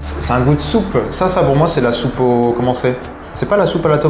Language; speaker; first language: French; native; French